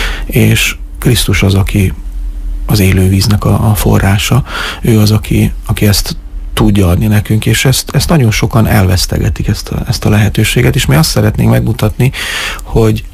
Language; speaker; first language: Hungarian; native; Hungarian